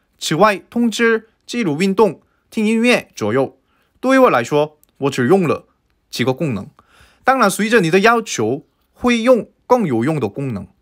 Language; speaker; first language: Chinese; non-native, fluent; Korean